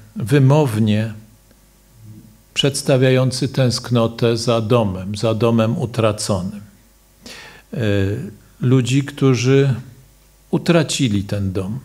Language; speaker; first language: Polish; native; Polish